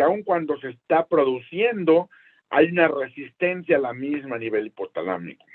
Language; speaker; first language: Spanish; native; Spanish